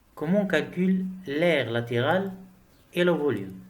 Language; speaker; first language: French; non-native, local second language; Arabic